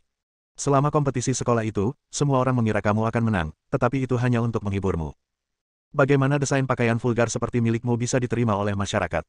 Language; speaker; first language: Indonesian; native; Indonesian